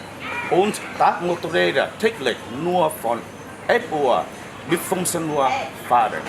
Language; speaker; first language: German; non-native, learner; Vietnamese